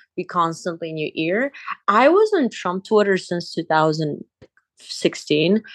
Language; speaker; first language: English; non-native, fluent; Azerbaijani